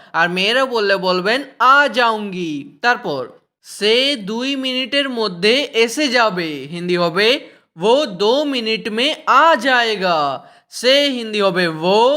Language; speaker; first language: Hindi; non-native, fluent; Bangla